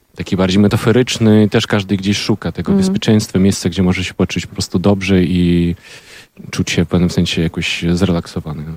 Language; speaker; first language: Polish; non-native, fluent; Ukrainian